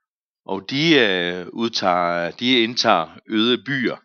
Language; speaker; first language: Danish; native; Danish